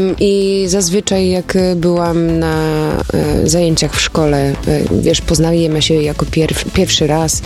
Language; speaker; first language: Polish; early bilingual, other home language; German